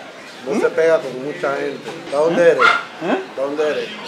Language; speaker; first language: Spanish; native; Spanish